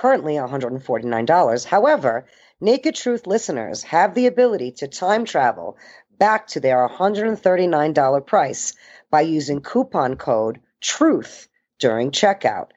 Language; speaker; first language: English; early bilingual, other home language; Italian